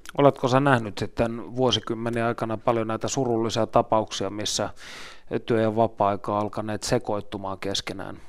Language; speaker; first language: Finnish; native; Finnish